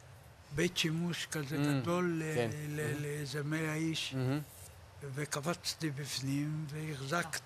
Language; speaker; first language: Hebrew; non-native, fluent; Polish